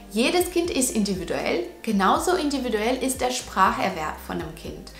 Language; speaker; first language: German; non-native, fluent; Russian